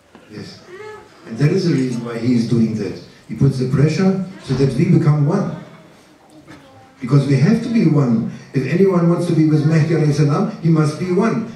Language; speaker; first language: English; non-native, fluent; German